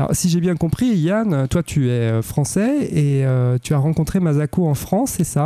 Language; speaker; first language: French; native; French